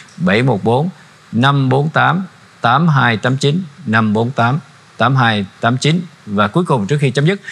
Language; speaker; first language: Vietnamese; native; Vietnamese